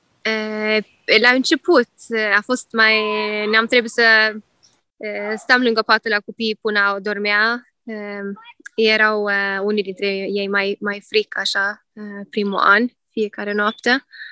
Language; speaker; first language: Romanian; non-native, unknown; Norwegian